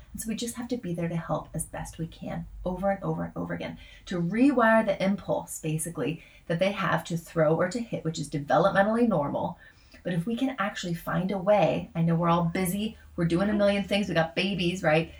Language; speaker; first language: English; native; English